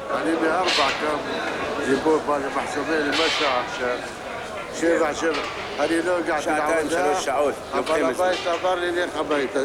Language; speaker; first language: Hebrew; non-native, local second language; Arabic